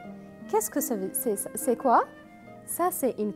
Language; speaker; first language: French; non-native, fluent; Arabic